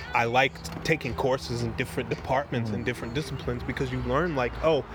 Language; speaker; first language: English; native; English